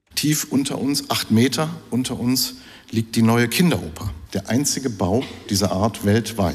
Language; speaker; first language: German; native; German